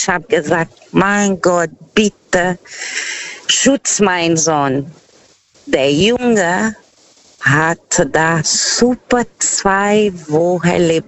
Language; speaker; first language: German; non-native, fluent; Portuguese